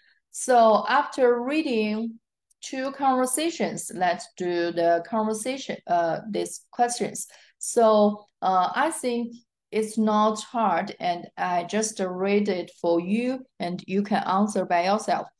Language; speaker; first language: English; non-native, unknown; Chinese